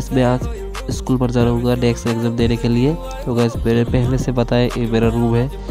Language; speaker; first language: Hindi; non-native, local second language; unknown